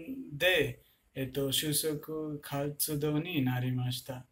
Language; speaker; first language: Japanese; non-native, learner; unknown